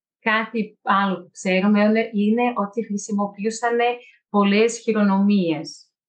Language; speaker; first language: Greek; non-native, fluent; Portuguese